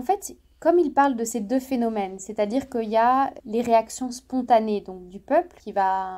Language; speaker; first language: French; native; French